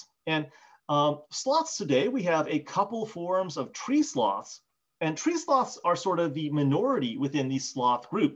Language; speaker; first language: English; native; English